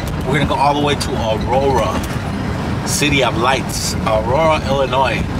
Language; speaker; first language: English; early bilingual, other home language; Spanish